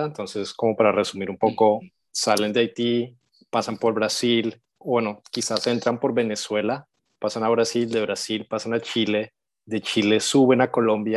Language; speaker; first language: Spanish; native; Spanish